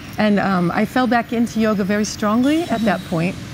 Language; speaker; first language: English; native; English